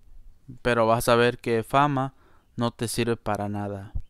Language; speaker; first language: Spanish; native; Spanish